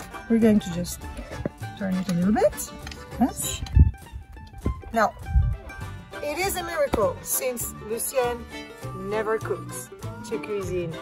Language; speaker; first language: English; non-native, fluent; French